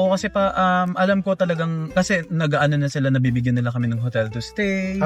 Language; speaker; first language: Filipino; early bilingual, other home language; Persian